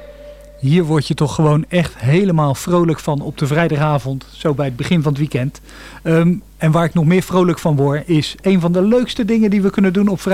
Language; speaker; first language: Dutch; native; Dutch